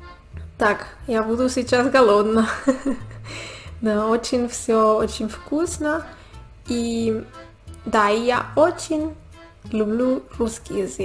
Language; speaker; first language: Russian; non-native, learner; Spanish